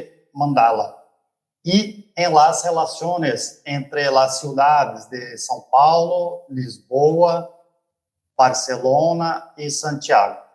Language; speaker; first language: Spanish; non-native, fluent; Portuguese